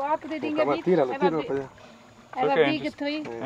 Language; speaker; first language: English; non-native, learner; Italian